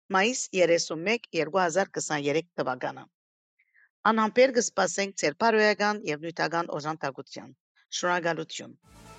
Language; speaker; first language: Armenian; early bilingual, heritage; Armenian